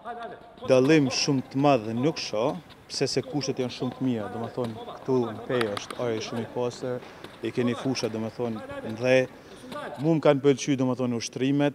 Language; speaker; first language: Albanian; native; Albanian